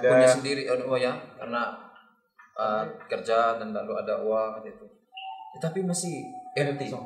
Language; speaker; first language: Indonesian; non-native, learner; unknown